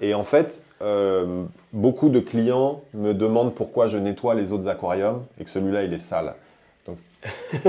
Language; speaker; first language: French; native; French